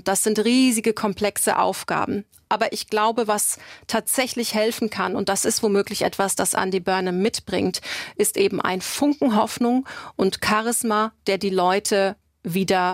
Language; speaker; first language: German; native; German